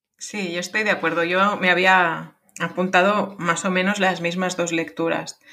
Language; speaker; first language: Spanish; non-native, fluent; French